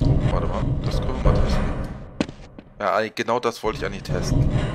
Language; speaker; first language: German; native; German